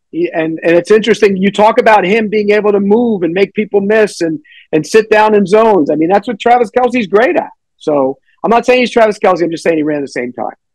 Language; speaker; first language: English; native; English